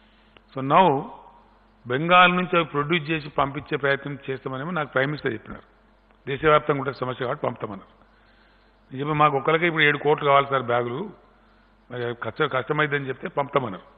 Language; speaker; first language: Telugu; native; Telugu